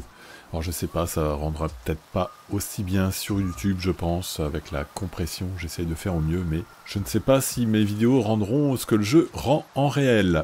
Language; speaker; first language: French; native; French